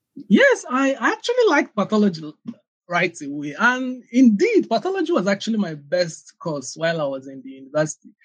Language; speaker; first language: English; non-native, local second language; Igbo